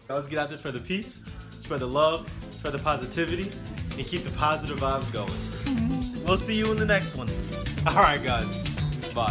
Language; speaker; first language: English; native; English